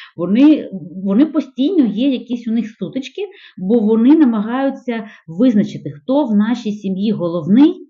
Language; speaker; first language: Ukrainian; non-native, local second language; Russian